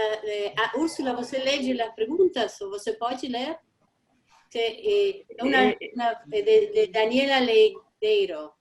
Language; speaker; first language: Portuguese; non-native, learner; Spanish